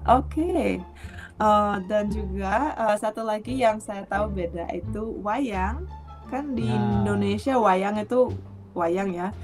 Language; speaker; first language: Indonesian; non-native, fluent; Russian